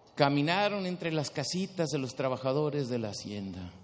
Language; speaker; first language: Spanish; early bilingual, heritage; Spanish